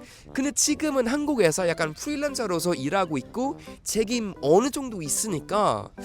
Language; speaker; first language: Korean; non-native, fluent; Swedish